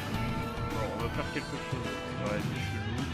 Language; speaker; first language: French; native; French